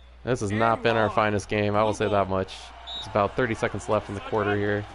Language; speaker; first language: English; native; English